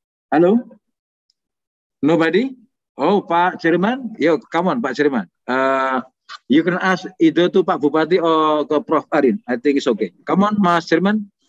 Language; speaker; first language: English; non-native, fluent; Indonesian